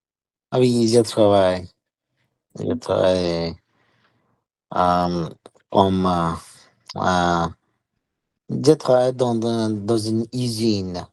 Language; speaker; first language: French; non-native, learner; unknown